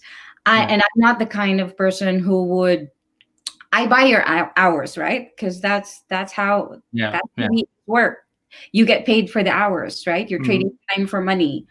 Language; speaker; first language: English; non-native, local second language; Filipino